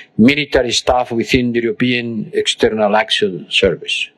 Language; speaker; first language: English; non-native, fluent; Spanish